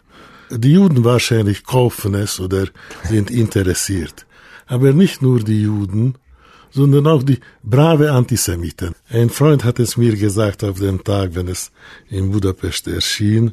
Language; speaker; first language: German; non-native, fluent; Hungarian